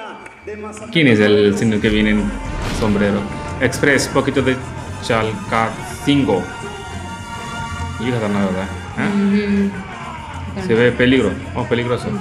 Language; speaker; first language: Spanish; non-native, learner; Hindi